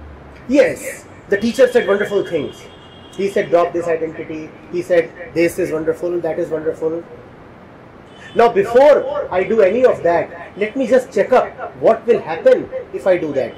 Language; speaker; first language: English; non-native, local second language; Hindi